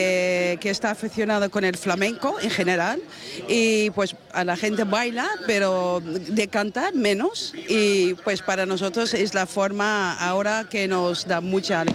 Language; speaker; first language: Spanish; non-native, fluent; Dutch